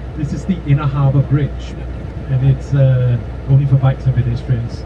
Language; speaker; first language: English; non-native, fluent; Danish